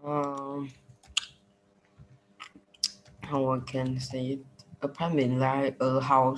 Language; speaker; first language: English; non-native, learner; Vietnamese